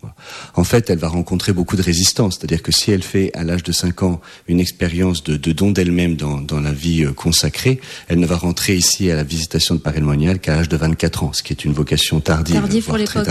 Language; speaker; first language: French; native; French